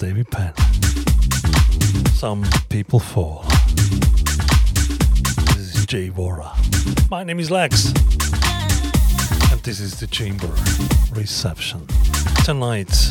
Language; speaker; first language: English; non-native, fluent; German